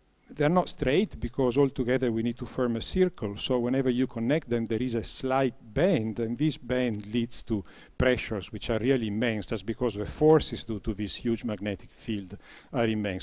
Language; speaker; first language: English; non-native, fluent; Italian